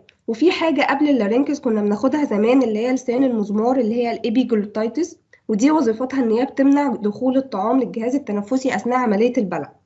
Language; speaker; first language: Arabic; native; Arabic